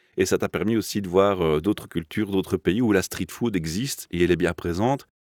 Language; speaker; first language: French; native; French